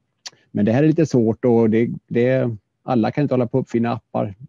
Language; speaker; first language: Swedish; native; Swedish